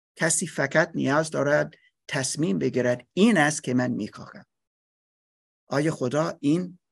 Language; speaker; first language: Persian; non-native, learner; English